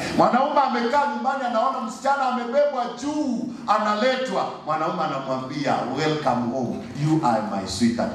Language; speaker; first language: Swahili; non-native, local second language; Gusii